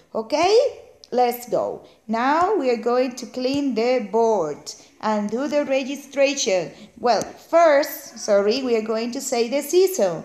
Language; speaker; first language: English; non-native, fluent; Spanish